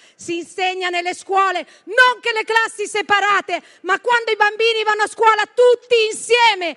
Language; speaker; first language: Italian; native; Italian